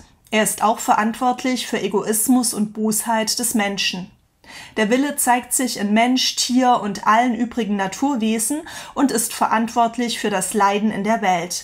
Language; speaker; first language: German; native; German